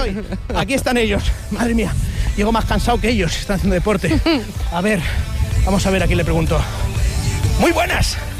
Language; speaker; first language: Spanish; native; Spanish